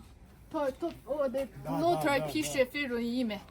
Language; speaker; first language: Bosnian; non-native, learner; Chinese